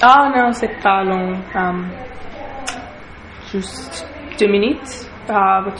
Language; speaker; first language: French; non-native, learner; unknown